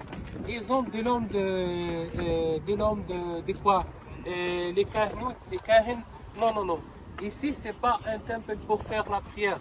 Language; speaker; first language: French; non-native, learner; Arabic